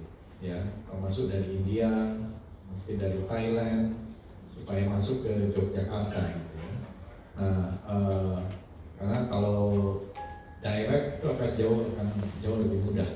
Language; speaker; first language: Indonesian; native; Indonesian